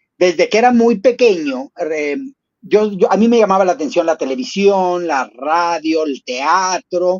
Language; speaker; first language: Spanish; native; Spanish